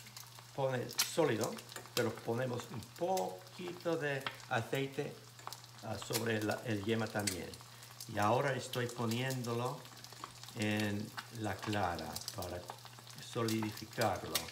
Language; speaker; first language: Spanish; non-native, fluent; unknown